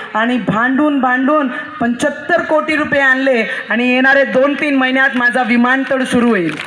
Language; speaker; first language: Marathi; non-native, local second language; Hindi